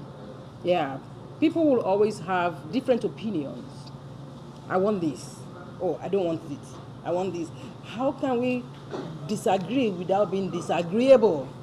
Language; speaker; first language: English; non-native, local second language; Yoruba